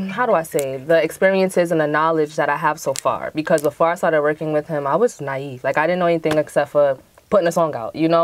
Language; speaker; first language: English; native; English